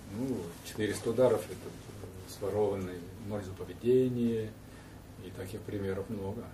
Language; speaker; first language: Russian; non-native, local second language; Kazakh